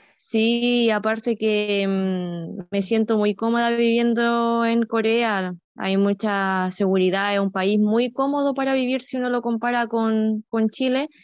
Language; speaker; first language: Spanish; native; Spanish